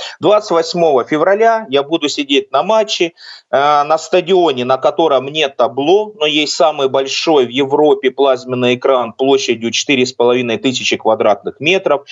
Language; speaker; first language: Russian; native; Russian